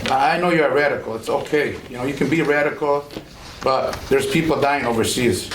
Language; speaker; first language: English; non-native, fluent; Arabic